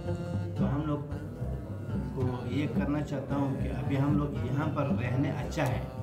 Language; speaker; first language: Hindi; early bilingual, other home language; Pashto